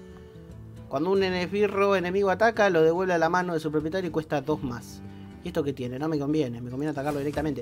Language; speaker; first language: Spanish; native; Spanish